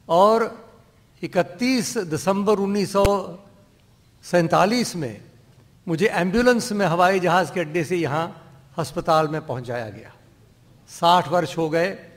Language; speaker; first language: Hindi; non-native, local second language; Dogri